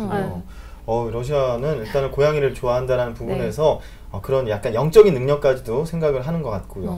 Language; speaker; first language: Korean; native; Korean